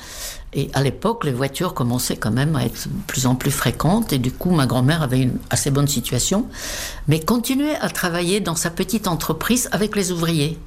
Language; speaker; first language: French; non-native, fluent; Czech